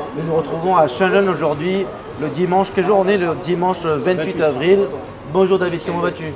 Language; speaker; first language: French; native; French